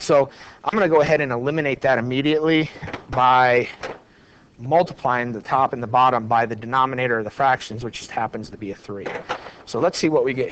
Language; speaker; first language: English; native; English